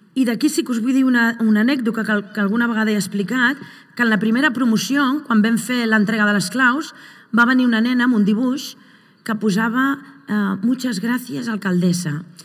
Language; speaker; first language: Catalan; native; Catalan